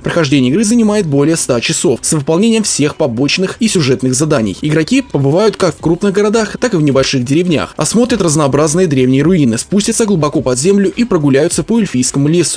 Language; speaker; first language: Russian; native; Russian